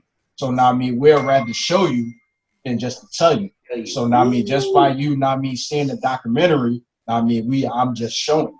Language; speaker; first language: English; native; English